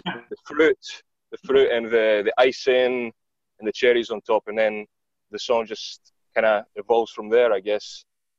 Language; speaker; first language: English; non-native, fluent; Greek